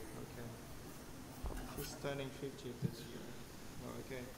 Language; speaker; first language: English; non-native, fluent; Vietnamese